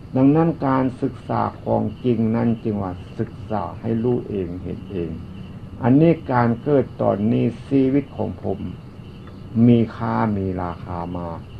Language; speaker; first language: Thai; native; Thai